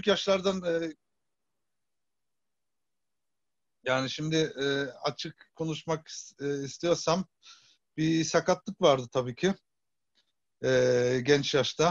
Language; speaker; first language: Turkish; early bilingual, heritage; Turkish